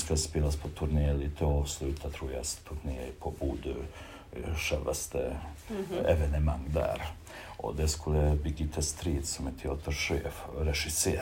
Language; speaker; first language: Swedish; non-native, fluent; Bosnian